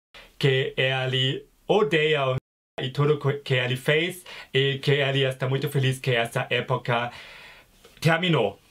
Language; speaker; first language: Portuguese; non-native, fluent; German